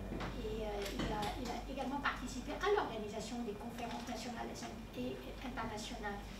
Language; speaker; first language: French; native; French